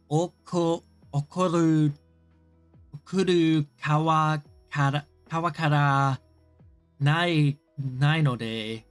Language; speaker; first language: Japanese; non-native, learner; English